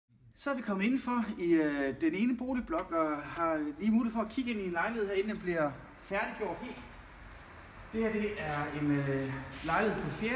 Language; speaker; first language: Danish; native; Danish